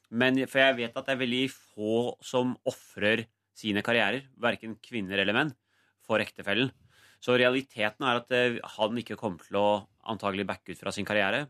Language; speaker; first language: Norwegian; early bilingual, other home language; Urdu